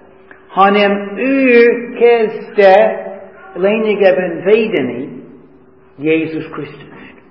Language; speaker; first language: Hungarian; non-native, fluent; English